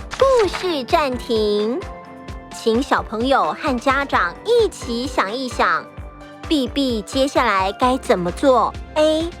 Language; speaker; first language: Chinese; native; Chinese